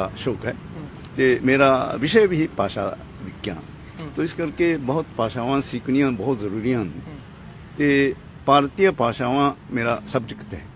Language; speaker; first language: Punjabi; non-native, fluent; Japanese